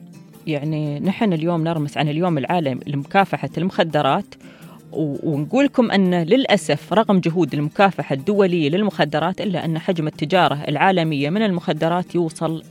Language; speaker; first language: Arabic; native; Arabic